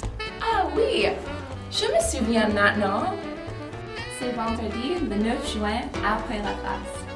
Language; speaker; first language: French; non-native, learner; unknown